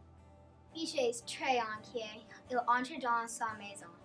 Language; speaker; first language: French; non-native, learner; English